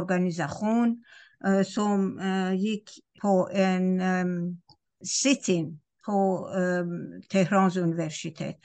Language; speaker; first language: Swedish; non-native, fluent; Persian